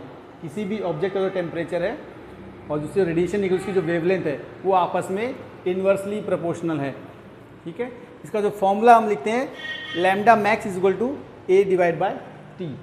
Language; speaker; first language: Hindi; native; Hindi